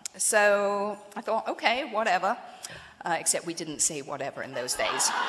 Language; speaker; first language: English; native; English